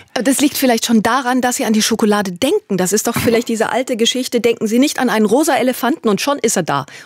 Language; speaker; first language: German; native; German